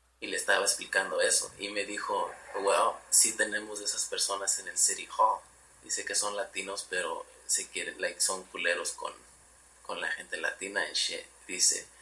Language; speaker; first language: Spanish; early bilingual, heritage; Spanish